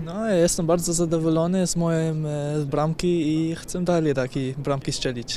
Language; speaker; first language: Polish; early bilingual, heritage; German